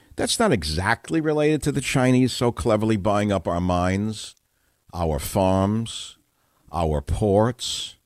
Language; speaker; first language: English; native; English